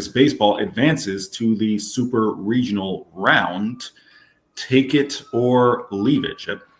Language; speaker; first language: English; native; English